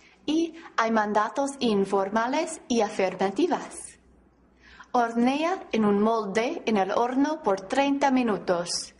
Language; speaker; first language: Spanish; non-native, fluent; English